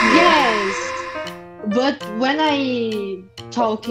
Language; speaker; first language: English; non-native, learner; Portuguese